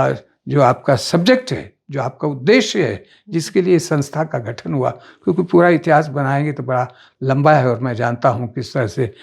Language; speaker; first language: Hindi; native; Hindi